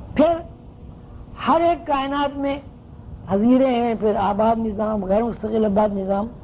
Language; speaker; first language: Urdu; native; Urdu